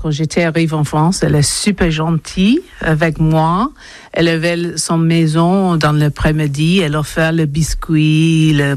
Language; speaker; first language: French; non-native, learner; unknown